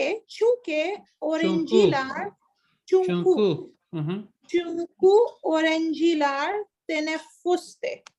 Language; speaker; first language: Turkish; non-native, learner; Urdu